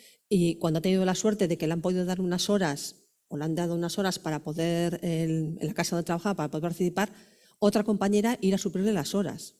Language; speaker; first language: Spanish; native; Spanish